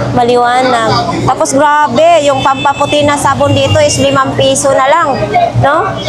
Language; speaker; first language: Filipino; non-native, local second language; Cebuano